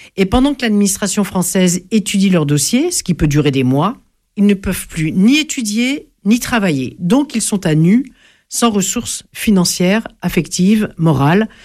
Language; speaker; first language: French; native; French